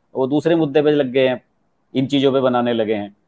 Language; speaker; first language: Hindi; native; Hindi